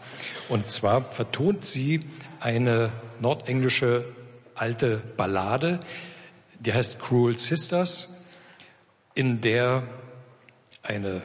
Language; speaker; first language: German; native; German